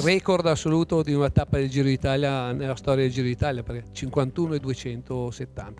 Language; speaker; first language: Italian; native; Italian